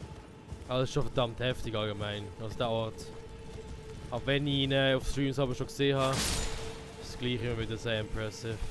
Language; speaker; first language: German; native; German